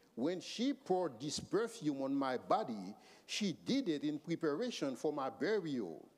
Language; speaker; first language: English; non-native, fluent; Haitian Creole